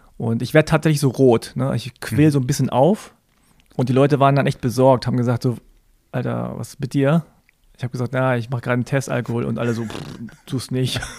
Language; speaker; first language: German; native; German